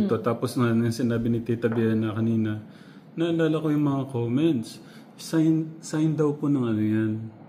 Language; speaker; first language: Filipino; native; Filipino